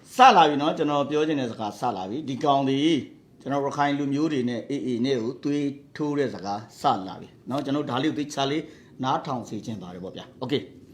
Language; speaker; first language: Burmese; native; Burmese